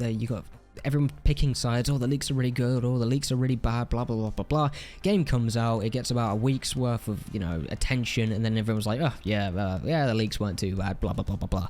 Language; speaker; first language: English; native; English